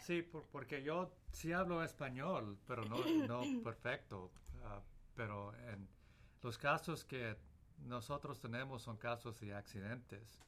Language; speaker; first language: Spanish; early bilingual, heritage; Spanish